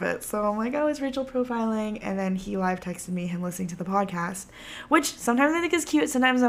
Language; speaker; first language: English; native; English